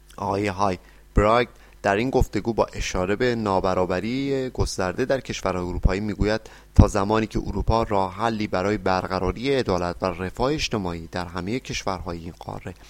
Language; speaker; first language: Persian; native; Persian